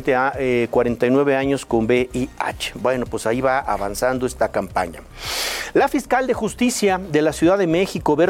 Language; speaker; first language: Spanish; native; Spanish